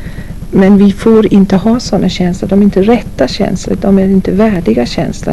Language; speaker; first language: Swedish; non-native, fluent; English